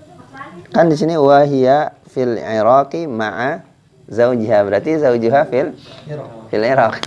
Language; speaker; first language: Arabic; non-native, fluent; Indonesian